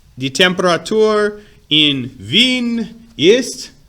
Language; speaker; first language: German; non-native, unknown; English